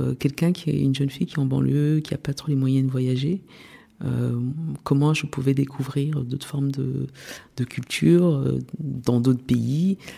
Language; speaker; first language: French; early bilingual, other home language; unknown